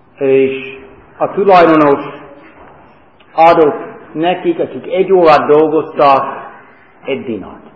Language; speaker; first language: Hungarian; non-native, fluent; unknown